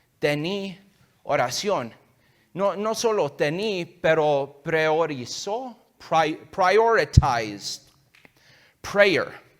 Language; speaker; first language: Spanish; early bilingual, heritage; English